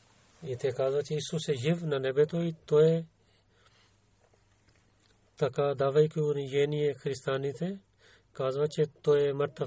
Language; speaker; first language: Bulgarian; non-native, learner; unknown